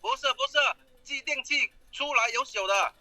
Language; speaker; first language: Chinese; native; Chinese